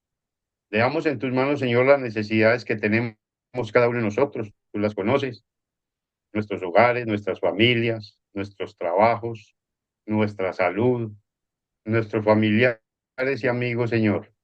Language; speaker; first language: Spanish; native; Spanish